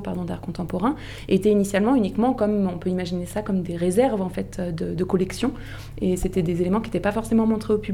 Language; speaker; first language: French; native; French